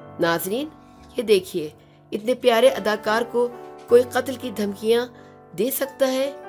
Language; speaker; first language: Urdu; native; Urdu